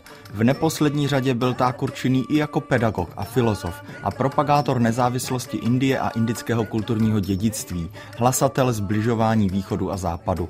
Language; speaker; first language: Czech; native; Czech